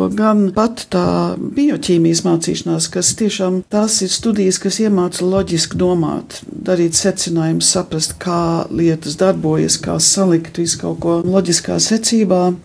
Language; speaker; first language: Latvian; early bilingual, heritage; Latvian